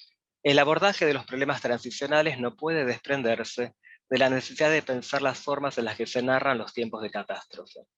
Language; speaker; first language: Spanish; native; Spanish